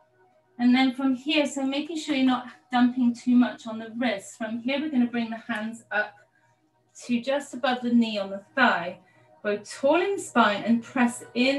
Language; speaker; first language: English; native; English